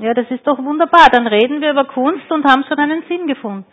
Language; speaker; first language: German; native; German